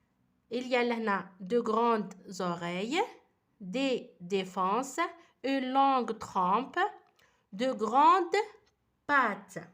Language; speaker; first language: French; non-native, fluent; Arabic